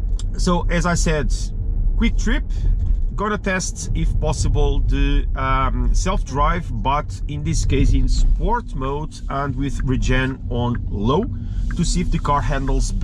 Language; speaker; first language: English; non-native, fluent; Portuguese